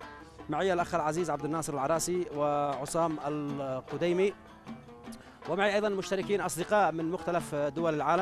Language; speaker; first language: Arabic; native; Arabic